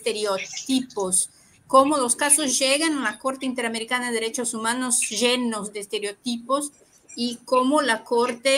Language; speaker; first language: Spanish; non-native, fluent; Portuguese